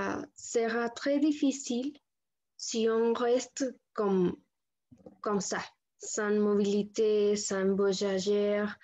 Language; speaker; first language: French; non-native, learner; Spanish